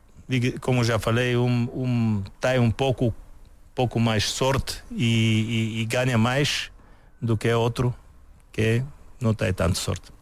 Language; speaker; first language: Portuguese; non-native, learner; Bulgarian